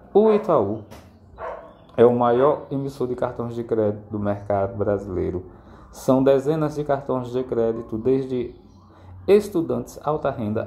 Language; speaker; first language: Portuguese; native; Portuguese